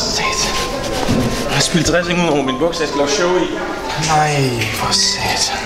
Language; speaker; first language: Danish; native; Danish